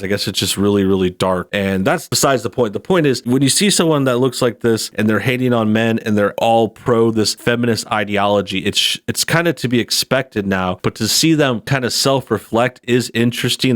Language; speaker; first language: English; native; English